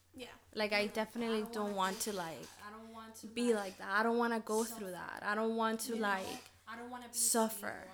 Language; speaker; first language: English; early bilingual, other home language; Spanish